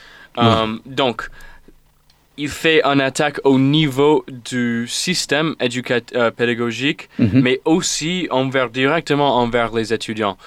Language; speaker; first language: French; non-native, fluent; English